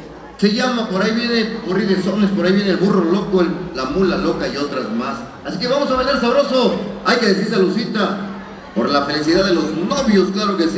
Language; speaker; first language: Spanish; native; Spanish